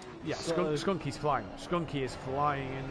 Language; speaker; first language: English; native; English